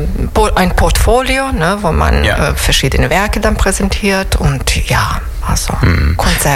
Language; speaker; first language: German; non-native, fluent; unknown